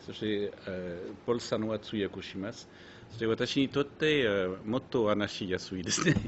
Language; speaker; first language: Japanese; non-native, fluent; French